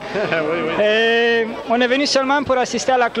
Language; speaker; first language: French; non-native, fluent; Romanian